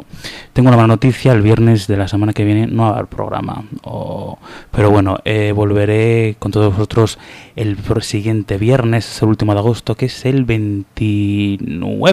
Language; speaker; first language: Spanish; native; Spanish